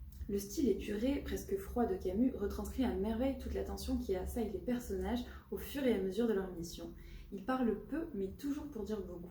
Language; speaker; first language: French; native; French